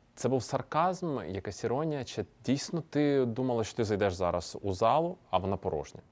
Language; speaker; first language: Ukrainian; native; Ukrainian